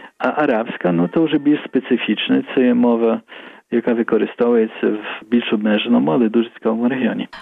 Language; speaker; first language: Ukrainian; early bilingual, heritage; Ukrainian